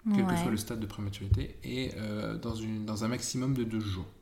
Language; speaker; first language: French; native; French